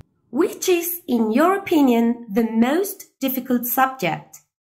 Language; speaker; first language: English; non-native, fluent; Spanish